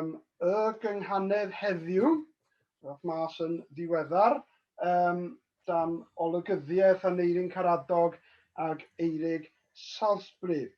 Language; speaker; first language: Welsh; native; Welsh